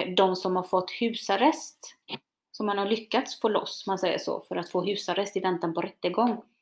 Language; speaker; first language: Swedish; early bilingual, other home language; Spanish